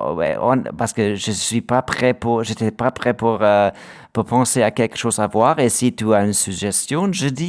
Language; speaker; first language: French; non-native, learner; German